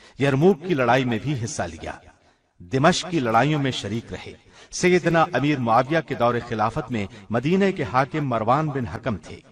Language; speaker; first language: Urdu; native; Urdu